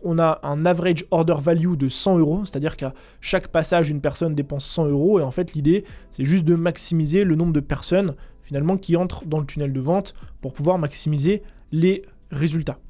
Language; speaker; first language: French; native; French